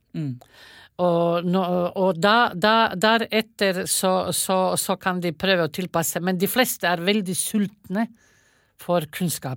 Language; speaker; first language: Norwegian; non-native, fluent; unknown